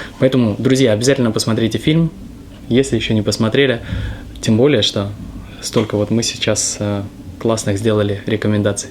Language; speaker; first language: Russian; native; Russian